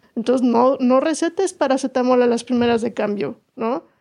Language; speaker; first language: Spanish; native; Spanish